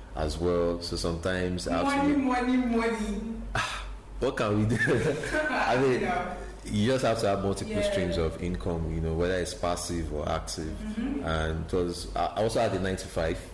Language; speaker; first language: English; non-native, local second language; Igbo